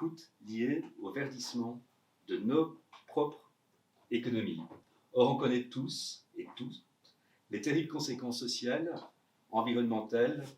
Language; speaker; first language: French; native; French